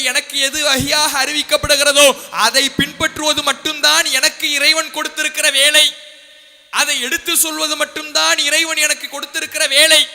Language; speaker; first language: Tamil; native; Tamil